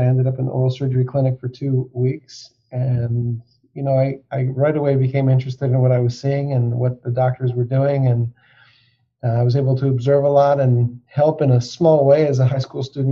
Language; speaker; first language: English; native; English